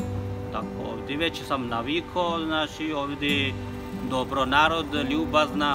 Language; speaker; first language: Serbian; non-native, learner; Chinese